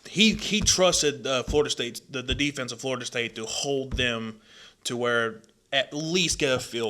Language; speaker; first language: English; native; English